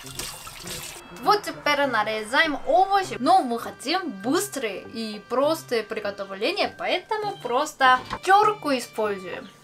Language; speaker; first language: Russian; non-native, fluent; Korean